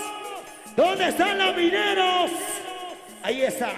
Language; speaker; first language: Spanish; native; Spanish